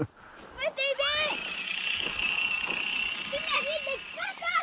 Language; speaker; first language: French; native; French